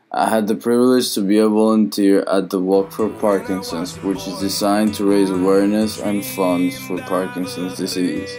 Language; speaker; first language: English; non-native, fluent; Spanish